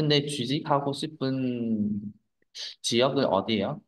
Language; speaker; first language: Korean; non-native, fluent; Vietnamese